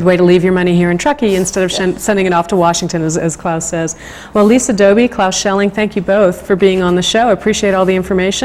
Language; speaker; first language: English; native; English